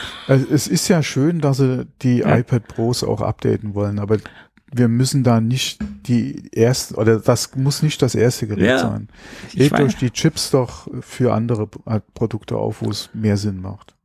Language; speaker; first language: German; native; German